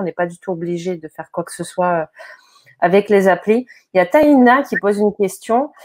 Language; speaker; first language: French; non-native, fluent; Ukrainian